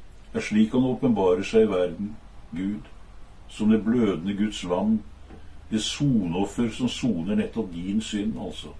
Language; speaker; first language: Norwegian; native; Norwegian